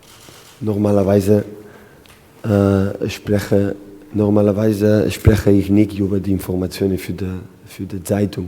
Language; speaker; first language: German; non-native, learner; Spanish